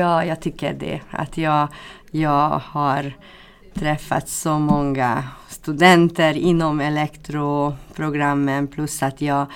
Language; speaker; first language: Swedish; non-native, fluent; Hungarian